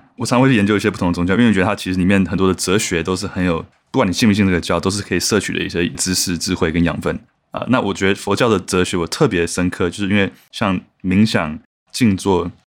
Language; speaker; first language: Chinese; native; Chinese